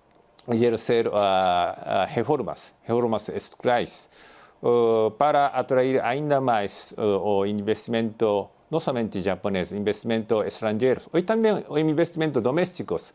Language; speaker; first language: Portuguese; non-native, fluent; Japanese